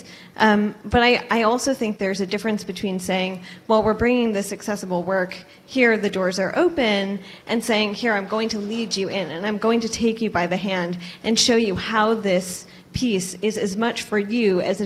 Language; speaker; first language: English; native; English